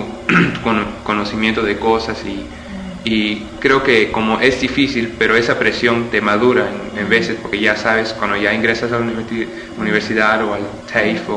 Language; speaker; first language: Spanish; early bilingual, heritage; Spanish